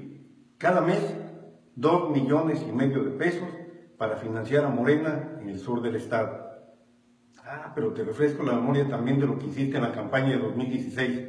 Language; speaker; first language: Spanish; native; Spanish